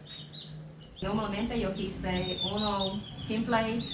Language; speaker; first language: Spanish; non-native, learner; English